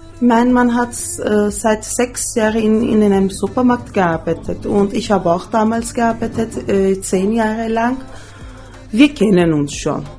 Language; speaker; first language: German; early bilingual, other home language; Turkish